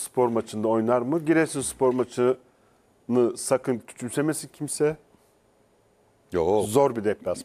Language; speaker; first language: Turkish; native; Turkish